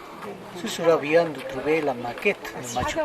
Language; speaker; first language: French; non-native, fluent; Spanish